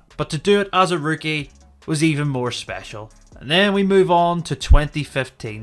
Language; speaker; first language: English; native; English